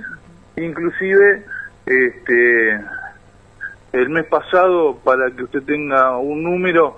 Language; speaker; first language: Spanish; native; Spanish